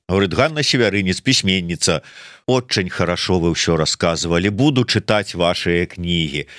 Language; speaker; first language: Belarusian; native; Belarusian